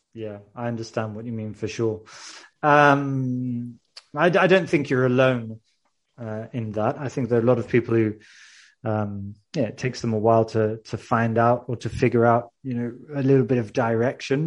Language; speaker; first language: English; native; English